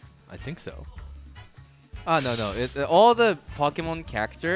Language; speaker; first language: English; non-native, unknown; Japanese